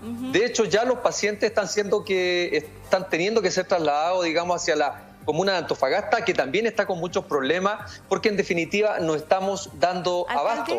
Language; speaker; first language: Spanish; native; Spanish